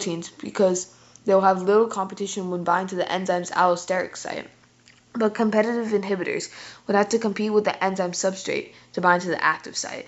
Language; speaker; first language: English; native; English